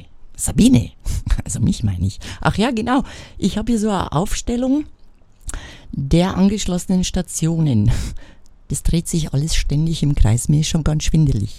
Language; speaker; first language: German; native; German